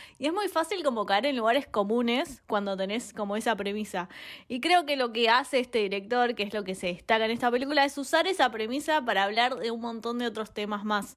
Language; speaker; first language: Spanish; native; Spanish